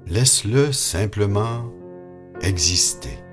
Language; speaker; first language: French; native; French